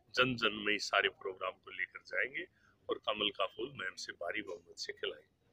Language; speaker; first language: Hindi; native; Hindi